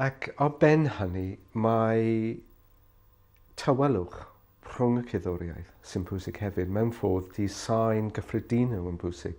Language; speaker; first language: Welsh; non-native, fluent; English